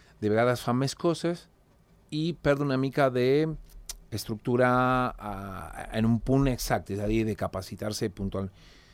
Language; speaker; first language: Catalan; non-native, fluent; Spanish